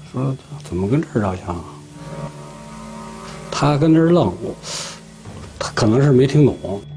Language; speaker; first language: Chinese; native; Chinese